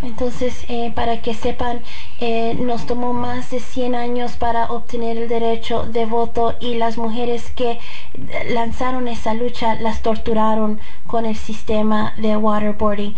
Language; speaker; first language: Spanish; early bilingual, heritage; Spanish